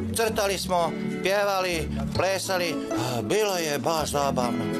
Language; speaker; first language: Bosnian; native; Bosnian